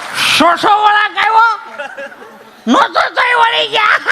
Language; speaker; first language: Gujarati; native; Gujarati